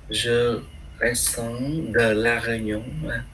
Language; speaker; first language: French; non-native, fluent; Vietnamese